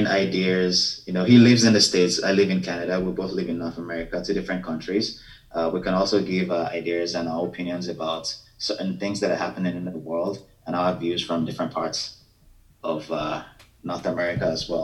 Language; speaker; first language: English; non-native, local second language; Yoruba